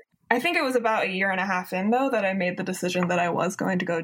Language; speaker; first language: English; native; English